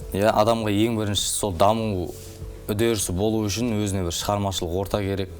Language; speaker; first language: Kazakh; native; Kazakh